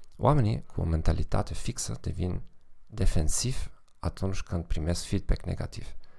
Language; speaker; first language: Romanian; non-native, fluent; German